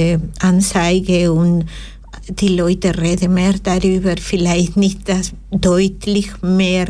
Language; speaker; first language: German; non-native, learner; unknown